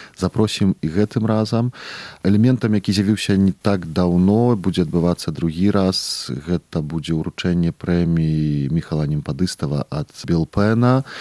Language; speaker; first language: Belarusian; native; Belarusian